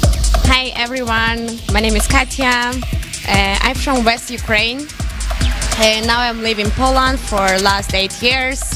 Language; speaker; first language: English; non-native, local second language; Ukrainian